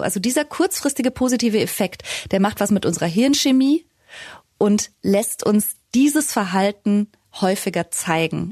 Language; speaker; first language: German; native; German